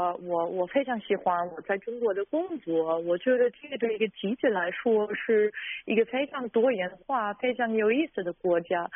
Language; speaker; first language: Chinese; non-native, fluent; German